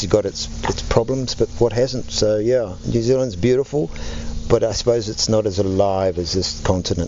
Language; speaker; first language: English; native; English